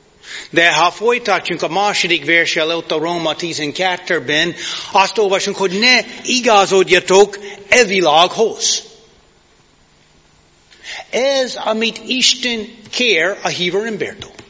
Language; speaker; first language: Hungarian; non-native, fluent; English